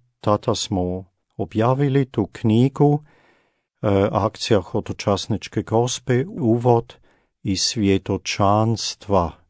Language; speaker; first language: Croatian; non-native, fluent; German